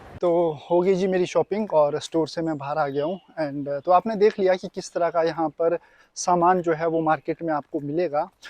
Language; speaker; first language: Hindi; native; Hindi